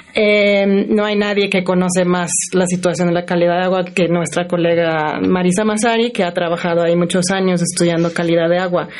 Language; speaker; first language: Spanish; non-native, fluent; English